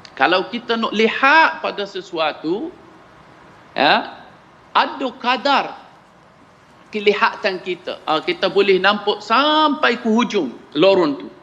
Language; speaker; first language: Malay; non-native, fluent; Arabic